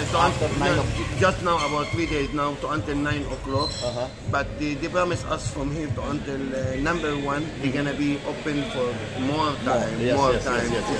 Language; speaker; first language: English; non-native, learner; Arabic